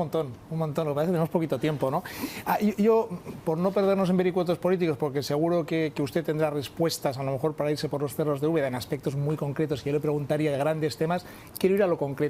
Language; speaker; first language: Spanish; native; Spanish